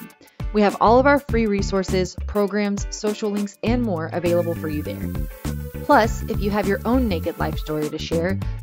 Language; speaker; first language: English; native; English